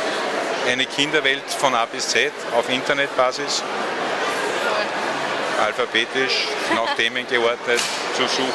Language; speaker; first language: German; native; German